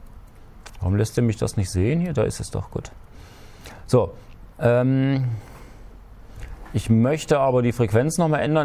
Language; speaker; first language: German; native; German